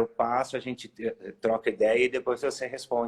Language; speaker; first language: Portuguese; native; Portuguese